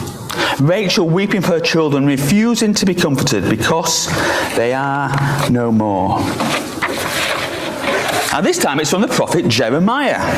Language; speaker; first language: English; native; English